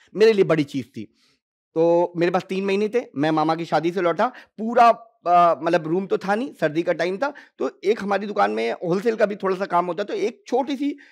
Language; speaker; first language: Hindi; native; Hindi